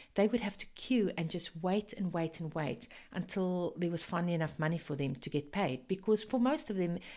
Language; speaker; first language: English; non-native, local second language; Afrikaans